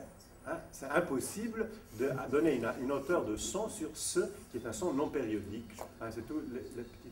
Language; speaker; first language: French; non-native, fluent; Italian